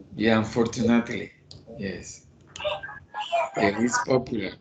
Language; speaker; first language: English; non-native, fluent; Spanish